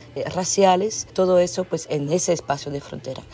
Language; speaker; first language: Spanish; non-native, fluent; French